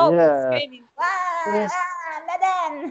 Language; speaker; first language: English; non-native, fluent; Serbian